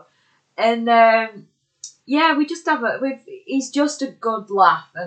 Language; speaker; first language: English; native; English